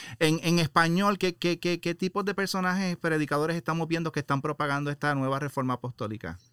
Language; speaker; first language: Spanish; native; Spanish